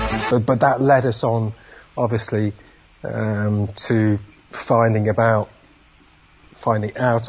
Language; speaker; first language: English; native; English